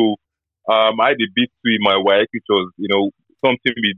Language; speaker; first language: English; non-native, local second language; Yoruba